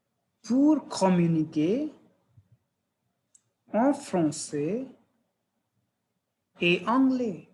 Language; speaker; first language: French; non-native, fluent; Hindi